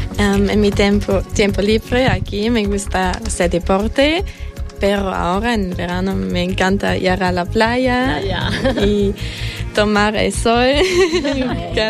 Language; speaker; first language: Spanish; non-native, fluent; German